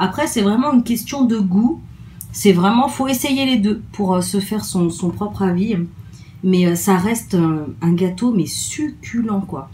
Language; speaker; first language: French; native; French